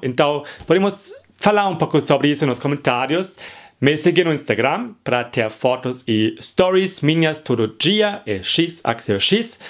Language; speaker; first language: Portuguese; non-native, fluent; German